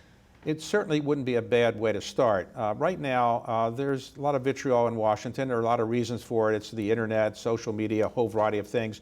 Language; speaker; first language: English; native; English